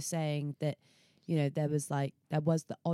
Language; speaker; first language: English; native; English